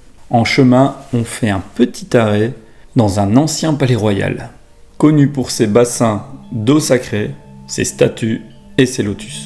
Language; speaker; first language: French; native; French